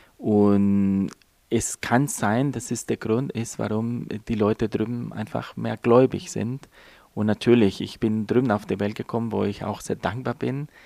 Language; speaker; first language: German; non-native, fluent; Spanish